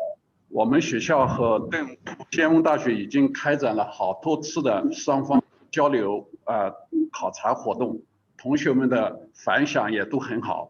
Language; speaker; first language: Chinese; native; Chinese